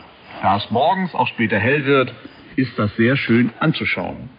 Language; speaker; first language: German; native; German